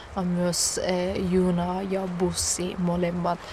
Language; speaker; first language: Finnish; non-native, learner; Arabic